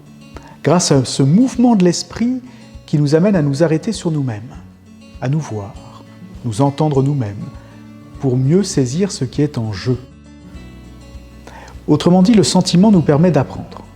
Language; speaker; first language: French; native; French